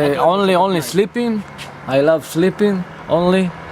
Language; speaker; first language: English; non-native, learner; Hebrew